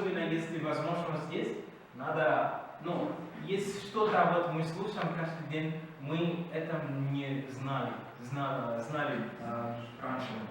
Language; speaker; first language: Russian; non-native, learner; Bambara